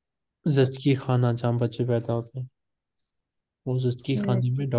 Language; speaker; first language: Urdu; native; Urdu